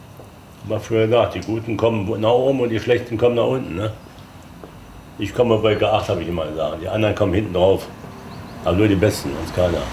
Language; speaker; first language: German; native; German